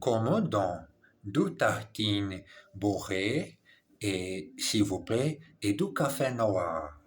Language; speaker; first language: French; non-native, learner; English